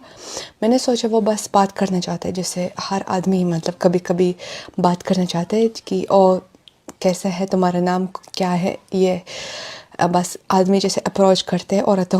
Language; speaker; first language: Hindi; non-native, fluent; Russian